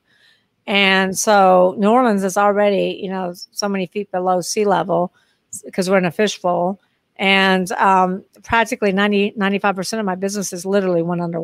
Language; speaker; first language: English; native; English